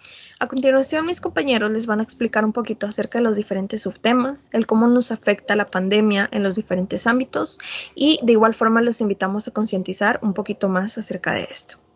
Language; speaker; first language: Spanish; native; Spanish